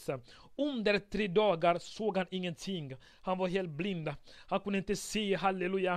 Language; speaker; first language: Swedish; non-native, fluent; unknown